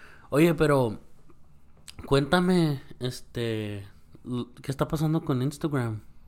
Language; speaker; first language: Spanish; early bilingual, heritage; Spanish